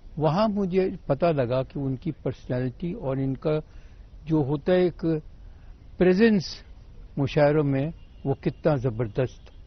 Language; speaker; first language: Urdu; native; Urdu